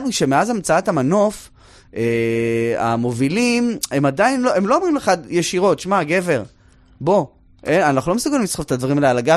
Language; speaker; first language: Hebrew; native; Hebrew